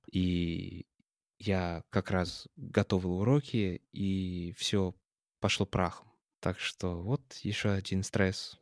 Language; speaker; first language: Russian; non-native, fluent; English